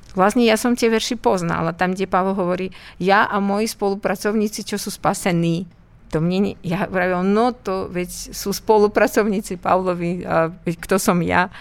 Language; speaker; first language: Slovak; non-native, fluent; Russian